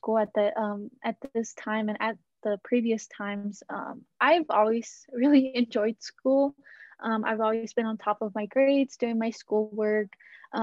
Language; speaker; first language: English; native; English